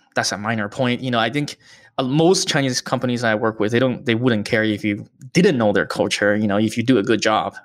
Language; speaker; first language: English; early bilingual, other home language; Chinese